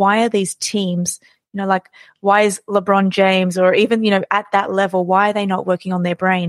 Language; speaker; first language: English; native; English